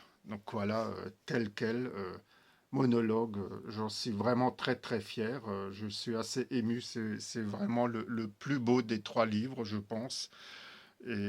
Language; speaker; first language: French; native; French